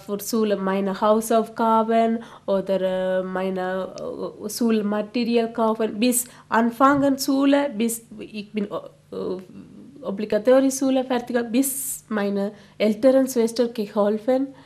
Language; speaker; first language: German; non-native, learner; Tamil